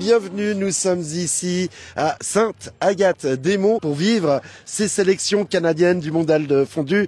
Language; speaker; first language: French; native; French